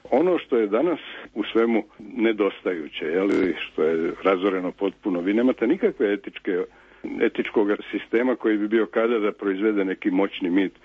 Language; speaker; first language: Serbian; native; Serbian